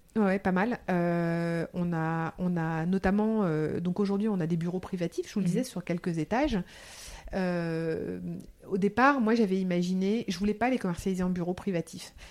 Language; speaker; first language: French; early bilingual, heritage; French